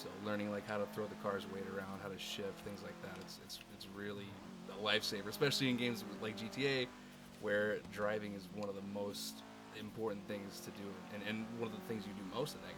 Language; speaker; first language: English; native; English